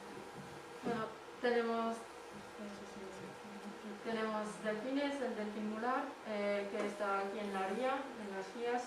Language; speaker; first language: Spanish; non-native, fluent; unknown